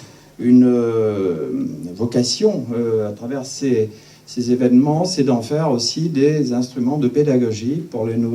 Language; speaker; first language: French; native; French